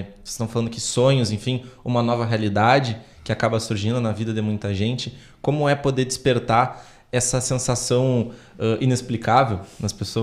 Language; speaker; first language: Portuguese; native; Portuguese